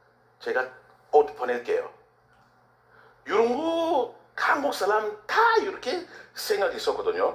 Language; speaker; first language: Korean; non-native, learner; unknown